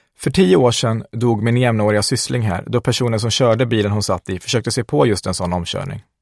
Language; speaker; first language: Swedish; early bilingual, other home language; Kurdish